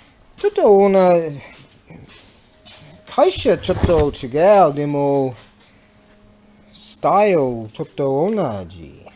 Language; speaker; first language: Japanese; non-native, learner; English